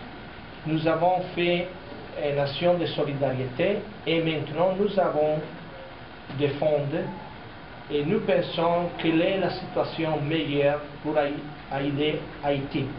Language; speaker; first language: French; non-native, fluent; Italian